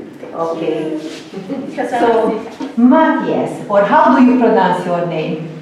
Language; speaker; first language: English; non-native, fluent; Hungarian